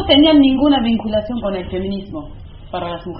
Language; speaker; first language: Spanish; non-native, learner; Kurdish